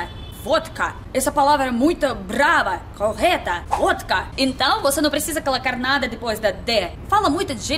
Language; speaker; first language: Portuguese; non-native, learner; Russian